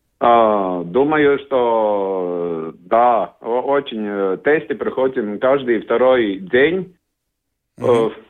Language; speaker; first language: Russian; non-native, learner; Latvian